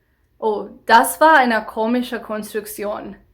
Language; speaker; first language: German; non-native, fluent; Telugu